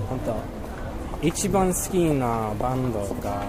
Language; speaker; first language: Japanese; non-native, learner; English